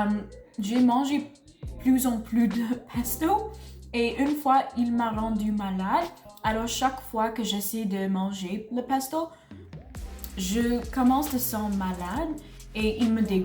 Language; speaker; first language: French; non-native, learner; English